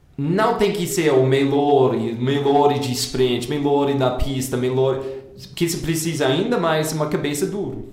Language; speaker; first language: Portuguese; non-native, fluent; English